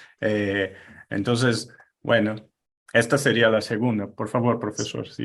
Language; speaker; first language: Spanish; non-native, fluent; Portuguese